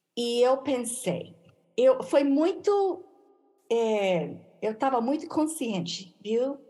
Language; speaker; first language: Portuguese; non-native, fluent; English